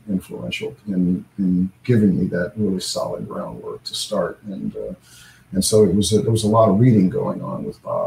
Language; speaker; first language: English; native; English